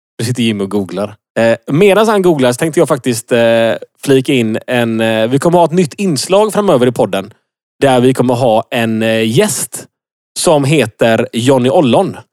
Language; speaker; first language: Swedish; native; Swedish